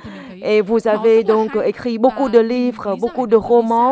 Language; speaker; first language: French; non-native, fluent; Vietnamese